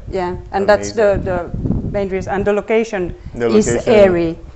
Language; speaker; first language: English; non-native, fluent; Finnish